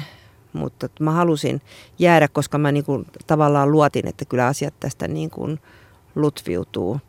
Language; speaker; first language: Finnish; native; Finnish